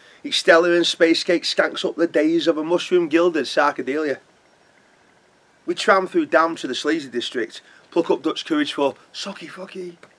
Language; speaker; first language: English; native; English